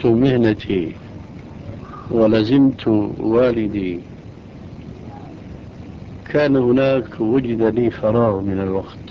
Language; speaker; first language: Arabic; early bilingual, other home language; Albanian